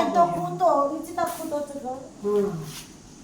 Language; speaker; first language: Chinese; non-native, learner; Filipino